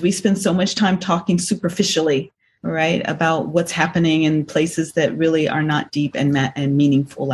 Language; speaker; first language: English; native; English